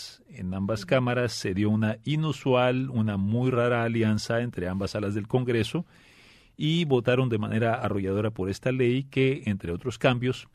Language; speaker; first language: Spanish; native; Spanish